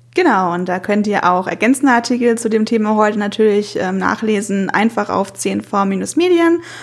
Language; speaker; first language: German; native; German